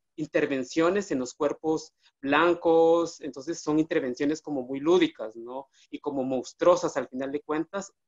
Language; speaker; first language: Spanish; native; Spanish